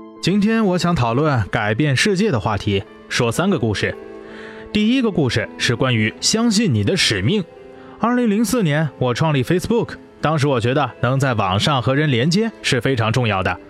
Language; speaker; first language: Chinese; non-native, learner; English